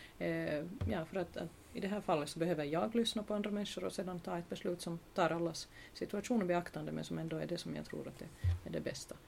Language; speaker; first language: Swedish; native; Swedish